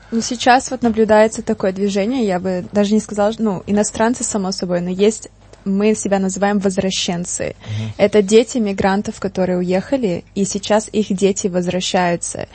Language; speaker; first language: Russian; early bilingual, heritage; Russian